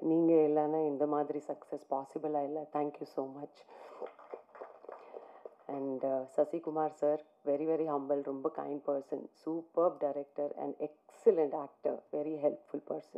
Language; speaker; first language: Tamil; non-native, fluent; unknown